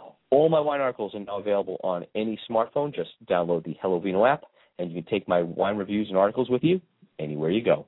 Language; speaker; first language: English; native; English